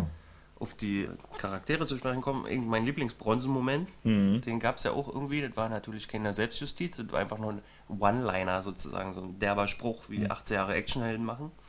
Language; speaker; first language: German; native; German